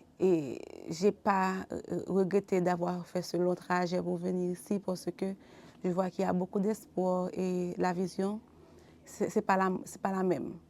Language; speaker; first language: French; non-native, local second language; Haitian Creole